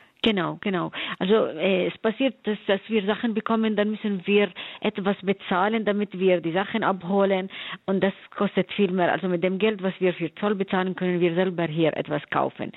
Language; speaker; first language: German; non-native, fluent; Arabic